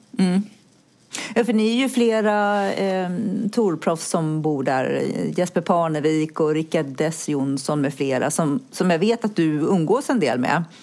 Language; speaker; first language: Swedish; native; Swedish